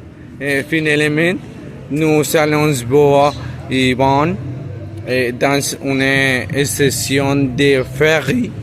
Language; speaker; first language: French; non-native, learner; Spanish